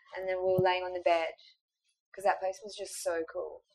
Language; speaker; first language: English; native; English